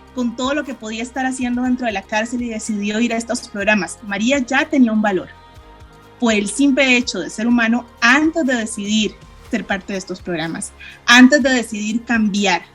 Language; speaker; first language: Spanish; native; Spanish